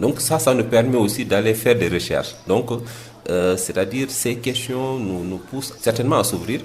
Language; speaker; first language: French; non-native, local second language; Wolof